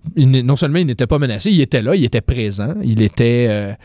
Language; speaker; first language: French; native; French